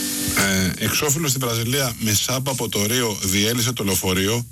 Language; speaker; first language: Greek; native; Greek